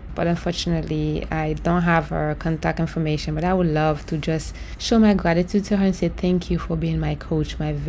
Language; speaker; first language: English; non-native, fluent; Haitian Creole